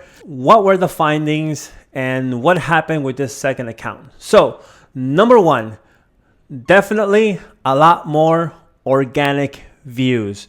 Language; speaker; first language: English; native; English